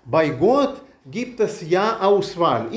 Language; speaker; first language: German; non-native, learner; Russian